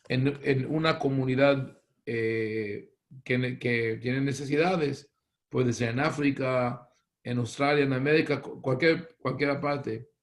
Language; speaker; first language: Spanish; non-native, fluent; Hebrew